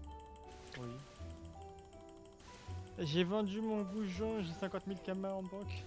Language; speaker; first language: French; native; French